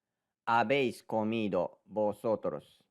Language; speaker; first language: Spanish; non-native, learner; Japanese